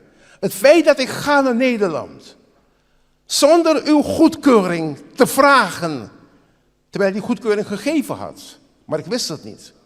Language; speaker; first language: Dutch; non-native, local second language; Papiamento